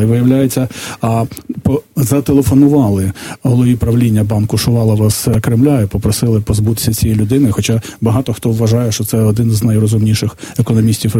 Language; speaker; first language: Ukrainian; native; Ukrainian